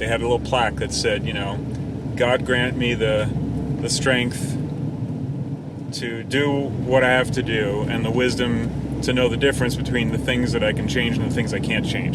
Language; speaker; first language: English; native; English